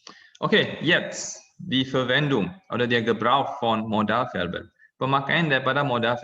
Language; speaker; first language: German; non-native, fluent; Indonesian